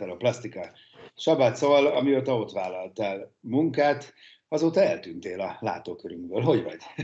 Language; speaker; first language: Hungarian; native; Hungarian